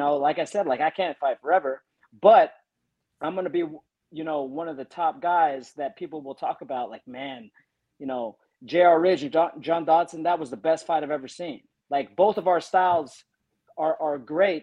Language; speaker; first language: English; native; English